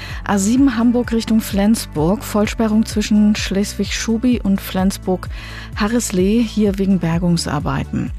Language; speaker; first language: German; native; German